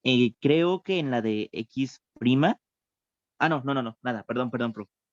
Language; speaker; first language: Spanish; native; Spanish